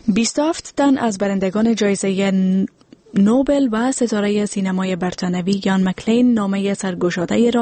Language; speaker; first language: Persian; native; Persian